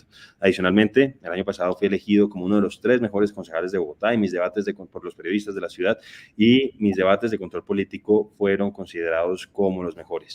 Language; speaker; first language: Spanish; native; Spanish